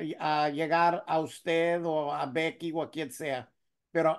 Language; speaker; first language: Spanish; early bilingual, heritage; Spanish